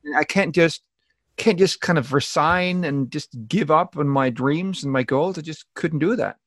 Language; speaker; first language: English; non-native, fluent; Danish